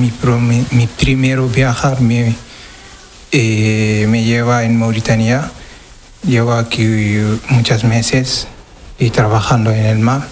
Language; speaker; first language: Spanish; non-native, learner; Wolof